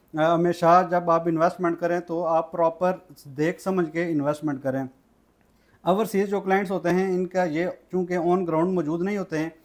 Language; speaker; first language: Urdu; non-native, local second language; Punjabi